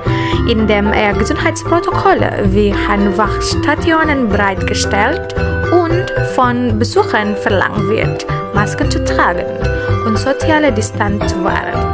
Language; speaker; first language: German; non-native, learner; Indonesian